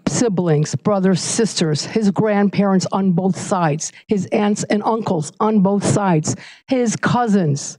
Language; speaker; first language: English; early bilingual, other home language; Arabic